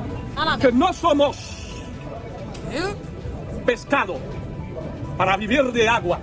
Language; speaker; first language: Spanish; non-native, learner; Haitian Creole